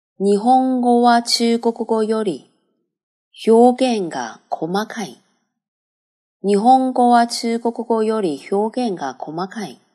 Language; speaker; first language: Japanese; non-native, fluent; Chinese